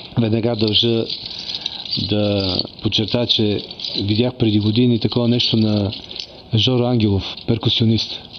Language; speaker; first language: Bulgarian; native; Bulgarian